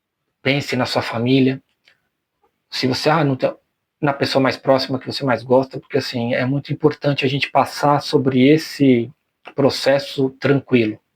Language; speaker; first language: Portuguese; native; Portuguese